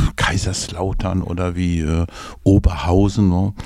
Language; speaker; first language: German; native; German